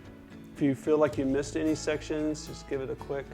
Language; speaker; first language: English; native; English